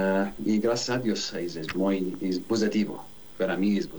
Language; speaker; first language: Spanish; non-native, learner; Arabic